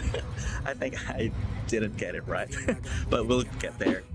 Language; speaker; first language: English; non-native, local second language; Cebuano